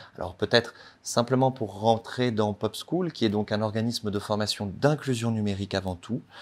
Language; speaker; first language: French; native; French